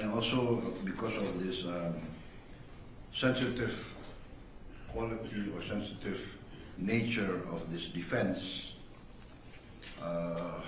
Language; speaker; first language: English; non-native, fluent; Indonesian